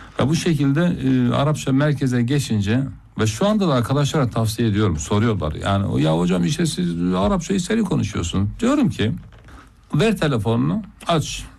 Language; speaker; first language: Turkish; non-native, local second language; Zaza